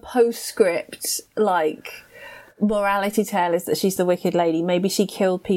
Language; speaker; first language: English; native; English